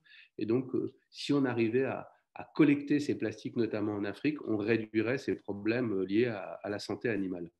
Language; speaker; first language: French; native; French